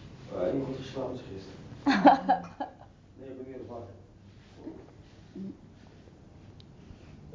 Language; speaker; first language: Dutch; non-native, learner; Arabic